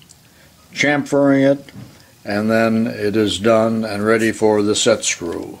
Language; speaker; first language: English; native; English